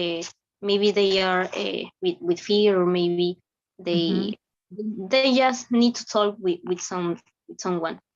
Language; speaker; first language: English; non-native, learner; Spanish